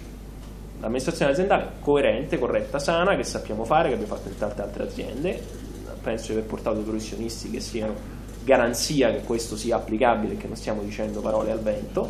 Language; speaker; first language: Italian; native; Italian